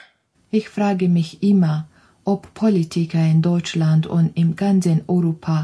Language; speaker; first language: German; non-native, learner; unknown